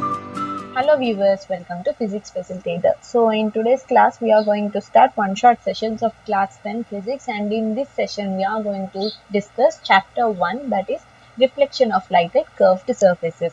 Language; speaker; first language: English; non-native, local second language; Telugu